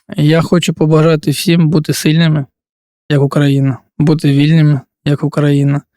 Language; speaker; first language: Ukrainian; non-native, local second language; Russian